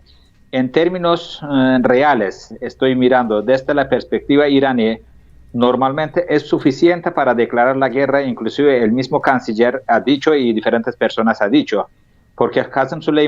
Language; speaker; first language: Spanish; non-native, fluent; Turkish